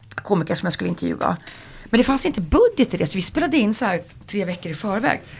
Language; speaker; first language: Swedish; native; Swedish